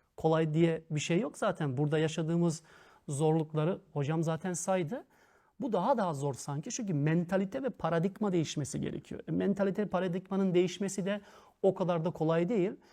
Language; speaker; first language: Turkish; early bilingual, heritage; Turkish